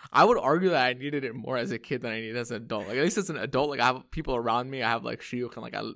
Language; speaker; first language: English; early bilingual, other home language; Hindi